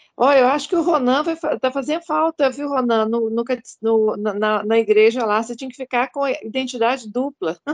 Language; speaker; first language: Portuguese; native; Portuguese